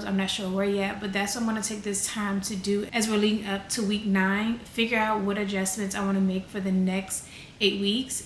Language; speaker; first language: English; native; English